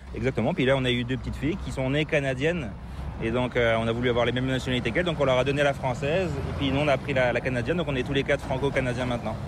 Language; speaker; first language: French; native; French